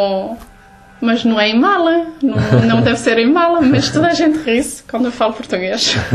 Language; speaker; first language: Portuguese; early bilingual, heritage; Portuguese